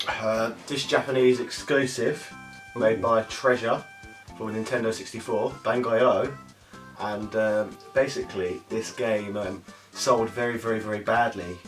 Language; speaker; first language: English; native; English